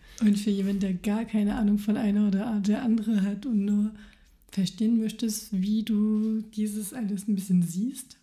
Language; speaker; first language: German; non-native, fluent; French